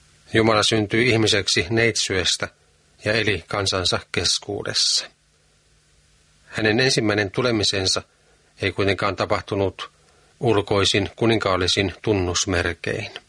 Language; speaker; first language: Finnish; native; Finnish